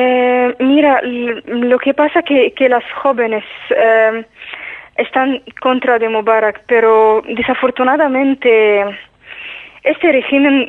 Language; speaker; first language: Spanish; non-native, fluent; Arabic